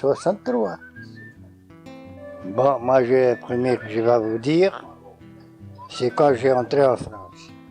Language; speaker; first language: French; non-native, learner; Portuguese